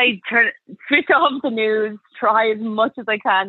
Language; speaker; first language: English; native; English